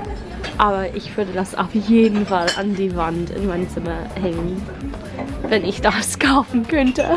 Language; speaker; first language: German; non-native, learner; English